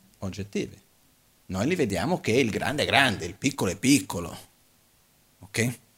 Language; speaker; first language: Italian; non-native, fluent; Portuguese